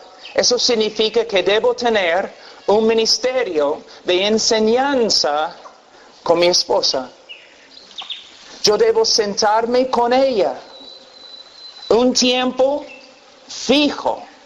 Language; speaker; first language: Spanish; non-native, fluent; English